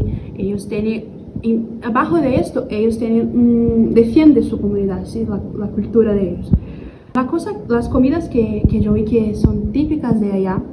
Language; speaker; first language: Spanish; non-native, learner; Portuguese